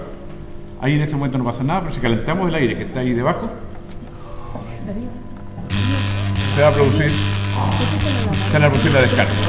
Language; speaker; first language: Spanish; native; Spanish